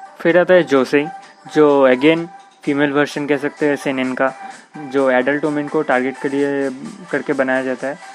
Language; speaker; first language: Hindi; non-native, local second language; Bangla